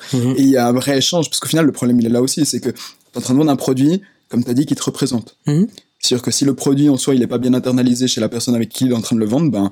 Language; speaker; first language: French; native; French